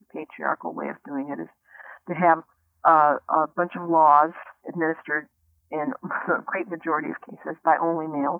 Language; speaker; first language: English; native; English